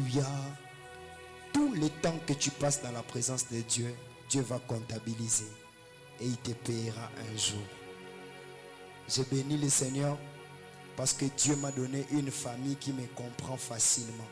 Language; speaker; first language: French; non-native, local second language; Lingala